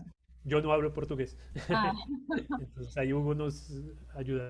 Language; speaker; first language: Spanish; native; Spanish